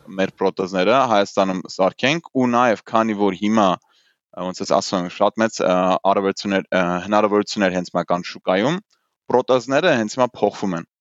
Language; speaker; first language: Armenian; early bilingual, heritage; Armenian